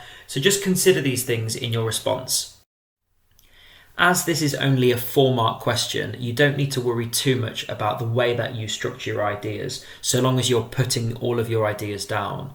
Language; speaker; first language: English; native; English